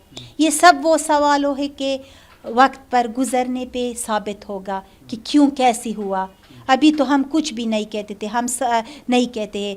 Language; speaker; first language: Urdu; non-native, learner; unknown